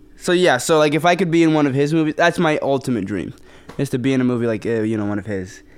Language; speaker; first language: English; early bilingual, other home language; Spanish